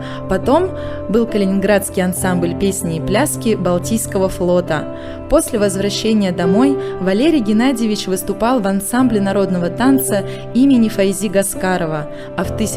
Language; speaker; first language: Russian; native; Russian